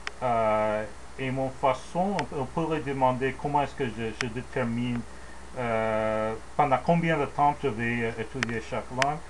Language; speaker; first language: French; non-native, learner; English